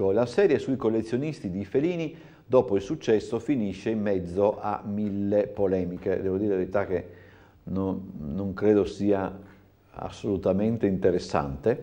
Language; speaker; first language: Italian; native; Italian